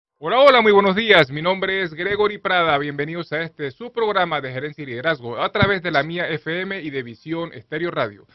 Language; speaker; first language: Spanish; native; Spanish